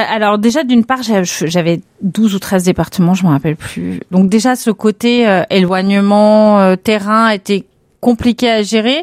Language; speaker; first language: French; native; French